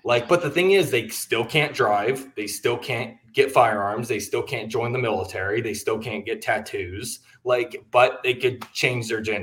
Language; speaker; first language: English; native; English